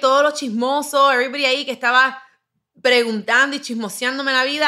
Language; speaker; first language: Spanish; early bilingual, heritage; Spanish